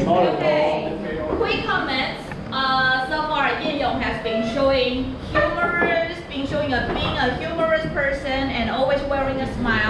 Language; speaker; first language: English; non-native, fluent; Chinese